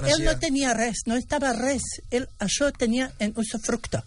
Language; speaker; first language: Catalan; non-native, fluent; Bosnian